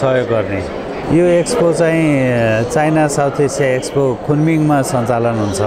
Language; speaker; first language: Nepali; native; Nepali